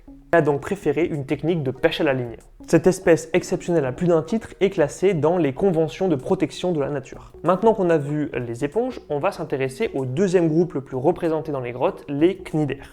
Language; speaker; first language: French; native; French